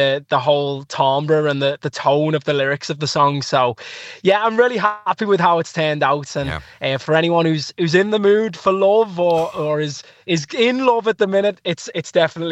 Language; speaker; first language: English; native; English